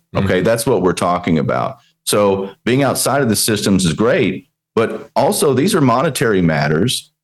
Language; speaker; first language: English; native; English